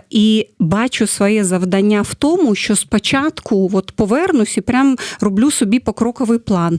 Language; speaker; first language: Ukrainian; non-native, fluent; Russian